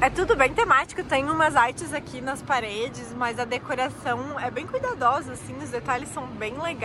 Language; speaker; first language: Portuguese; native; Portuguese